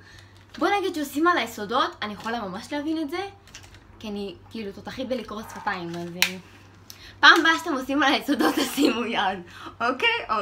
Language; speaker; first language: Hebrew; native; Hebrew